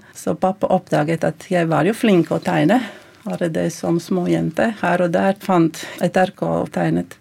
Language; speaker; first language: Norwegian; non-native, fluent; Latvian